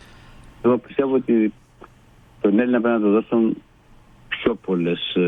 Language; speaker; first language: Greek; non-native, fluent; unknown